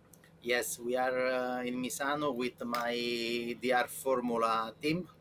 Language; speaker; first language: English; non-native, learner; Italian